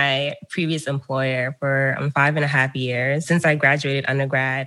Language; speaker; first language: English; native; English